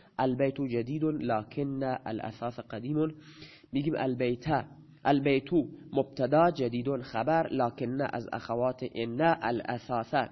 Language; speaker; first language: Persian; non-native, local second language; Baluchi